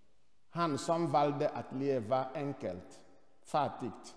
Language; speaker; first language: Swedish; non-native, fluent; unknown